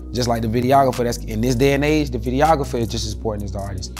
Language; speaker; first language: English; native; English